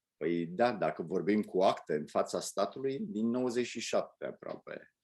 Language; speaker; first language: Romanian; native; Romanian